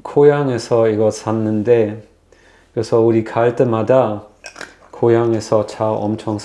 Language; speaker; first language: Korean; non-native, fluent; German